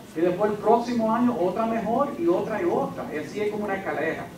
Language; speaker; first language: Spanish; early bilingual, heritage; Spanish